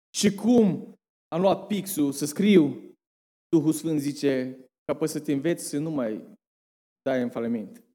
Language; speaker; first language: Romanian; early bilingual, heritage; Romanian